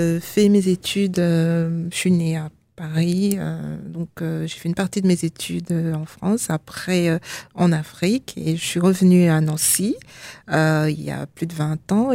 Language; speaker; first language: French; early bilingual, other home language; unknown